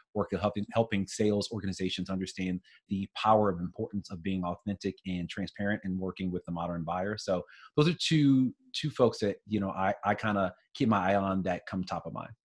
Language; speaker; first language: English; native; English